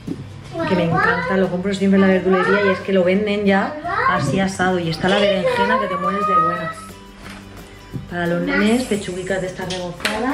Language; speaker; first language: Spanish; native; Spanish